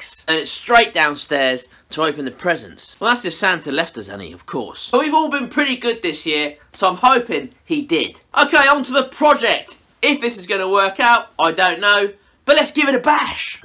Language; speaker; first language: English; native; English